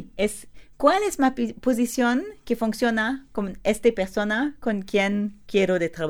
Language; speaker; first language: Spanish; non-native, learner; French